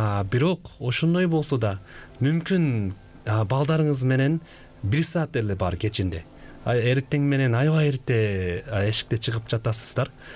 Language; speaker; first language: Kyrgyz; non-native, fluent; Korean